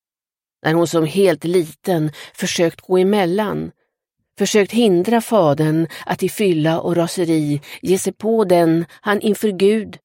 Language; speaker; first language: Swedish; native; Swedish